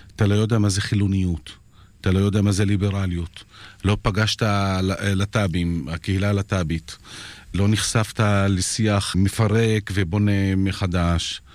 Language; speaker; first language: Hebrew; non-native, local second language; Arabic